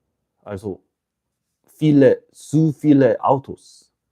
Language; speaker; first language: German; non-native, learner; English